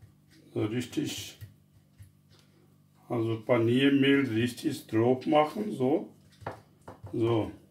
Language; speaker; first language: German; non-native, learner; Urdu